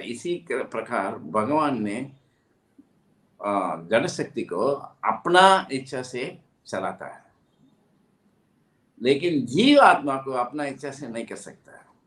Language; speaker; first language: Hindi; non-native, local second language; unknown